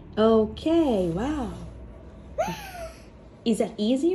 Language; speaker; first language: English; non-native, fluent; Thai